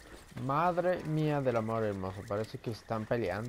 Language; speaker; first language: Spanish; native; Spanish